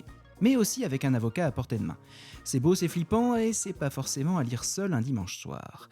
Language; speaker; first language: French; native; French